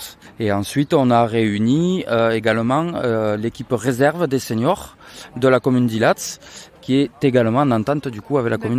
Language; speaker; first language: French; native; French